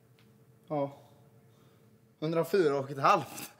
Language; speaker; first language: Swedish; native; Swedish